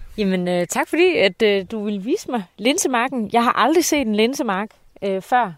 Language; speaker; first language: Danish; native; Danish